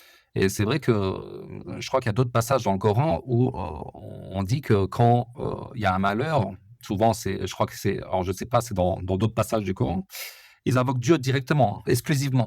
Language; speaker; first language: French; native; French